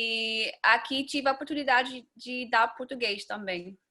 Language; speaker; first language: Portuguese; non-native, fluent; English